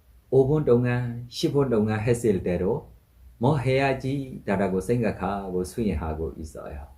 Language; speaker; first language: Korean; non-native, fluent; Burmese